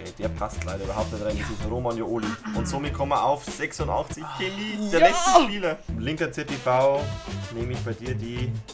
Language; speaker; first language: German; native; German